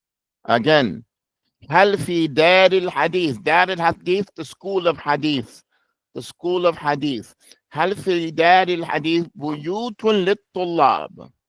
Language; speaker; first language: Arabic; non-native, fluent; English